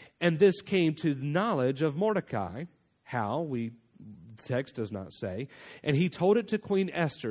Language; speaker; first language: English; native; English